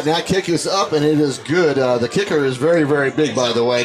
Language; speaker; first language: English; native; English